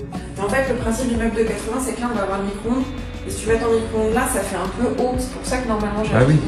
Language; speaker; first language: French; native; French